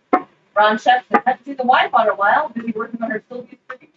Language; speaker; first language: English; native; English